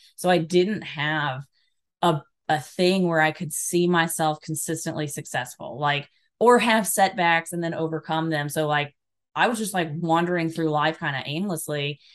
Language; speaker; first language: English; native; English